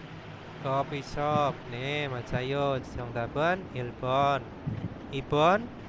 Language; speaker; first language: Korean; non-native, fluent; Indonesian